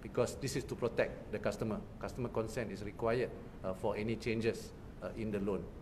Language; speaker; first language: English; non-native, local second language; Malay